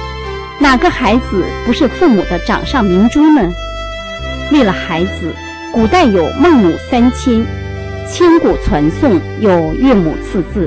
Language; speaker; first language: Chinese; native; Chinese